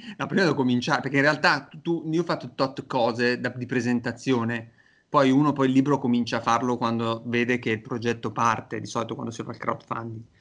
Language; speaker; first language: Italian; native; Italian